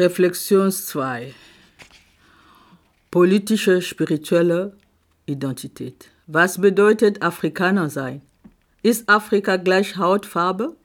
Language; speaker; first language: German; non-native, fluent; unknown